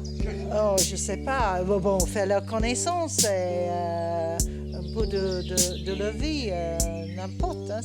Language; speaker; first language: French; non-native, learner; English